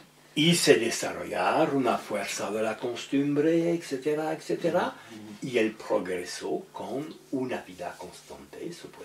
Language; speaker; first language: Spanish; non-native, learner; French